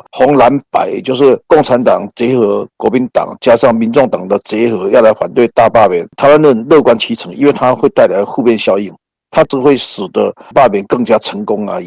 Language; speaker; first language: Chinese; native; Chinese